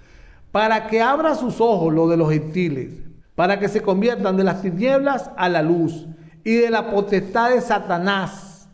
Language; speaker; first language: Spanish; native; Spanish